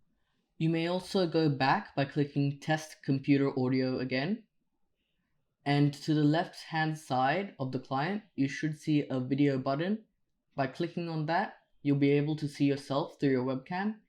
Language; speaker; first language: English; native; English